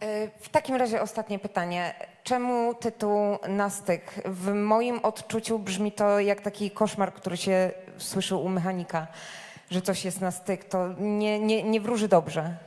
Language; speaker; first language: Polish; native; Polish